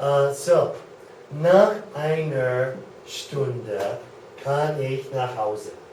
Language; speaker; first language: German; non-native, learner; English